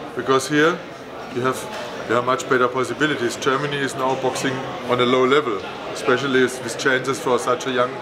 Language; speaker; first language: English; non-native, fluent; German